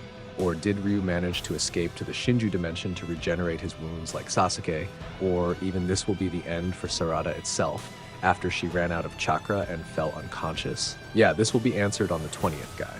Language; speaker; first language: English; non-native, fluent; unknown